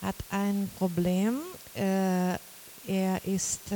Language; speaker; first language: German; non-native, learner; Portuguese